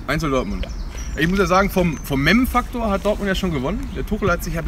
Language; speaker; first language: German; native; German